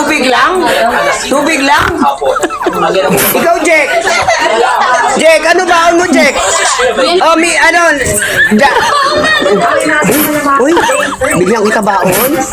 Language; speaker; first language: Filipino; non-native, local second language; Cebuano